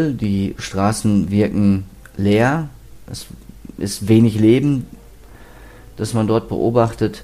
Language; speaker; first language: German; native; German